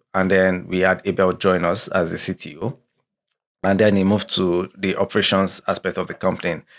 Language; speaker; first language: English; non-native, local second language; Yoruba